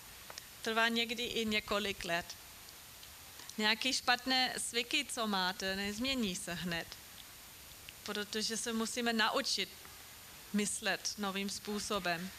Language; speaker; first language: Czech; non-native, fluent; German